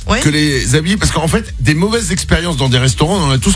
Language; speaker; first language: French; native; French